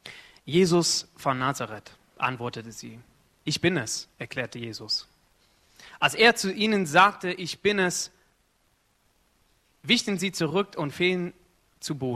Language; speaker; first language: German; non-native, fluent; Arabic